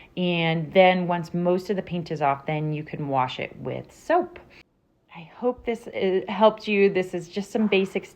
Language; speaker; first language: English; native; English